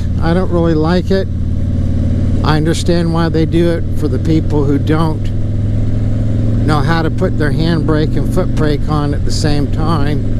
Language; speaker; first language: English; native; English